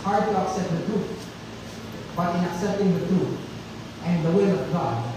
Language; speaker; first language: English; non-native, local second language; Filipino